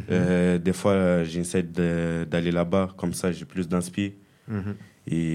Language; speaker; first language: French; early bilingual, other home language; Kabuverdianu